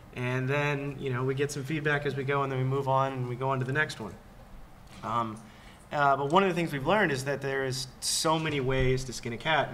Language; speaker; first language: English; native; English